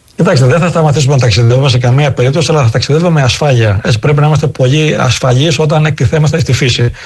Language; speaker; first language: Greek; native; Greek